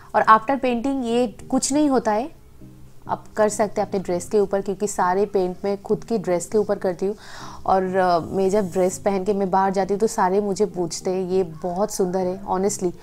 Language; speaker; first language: Hindi; non-native, local second language; Bangla